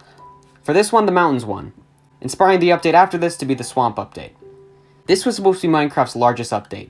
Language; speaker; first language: English; native; English